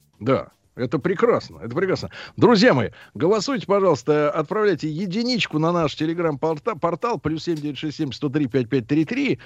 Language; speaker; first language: Russian; native; Russian